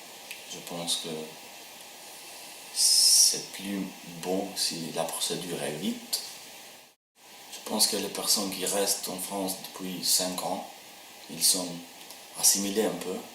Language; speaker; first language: French; non-native, learner; Albanian